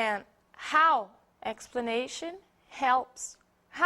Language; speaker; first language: English; non-native, fluent; Portuguese